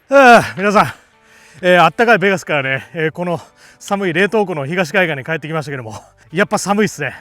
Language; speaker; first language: Japanese; native; Japanese